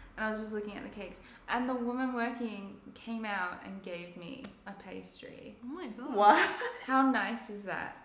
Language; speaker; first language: English; native; English